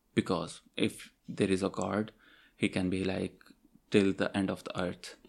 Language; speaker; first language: English; non-native, local second language; Urdu